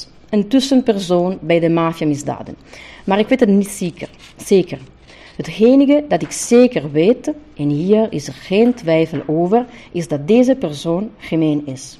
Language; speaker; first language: Dutch; non-native, fluent; Italian